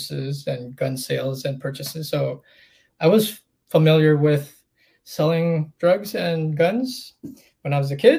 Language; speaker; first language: English; native; English